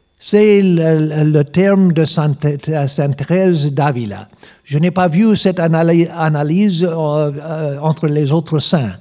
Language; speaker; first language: French; non-native, learner; English